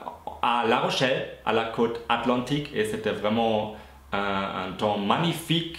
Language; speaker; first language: French; non-native, fluent; German